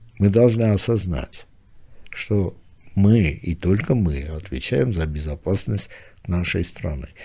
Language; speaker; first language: Russian; non-native, local second language; Armenian